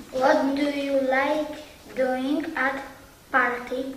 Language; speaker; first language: English; non-native, learner; Polish